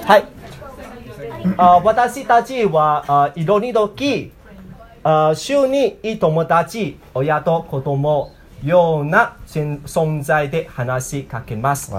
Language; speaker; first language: Japanese; non-native, learner; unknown